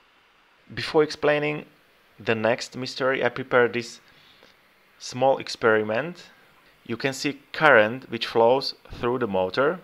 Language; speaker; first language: English; non-native, fluent; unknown